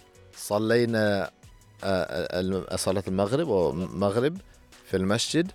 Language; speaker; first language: Arabic; non-native, fluent; English